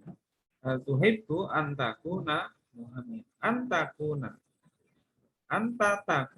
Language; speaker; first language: Arabic; non-native, fluent; Indonesian